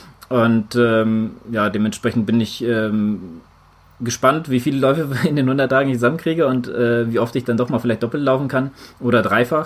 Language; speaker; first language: German; native; German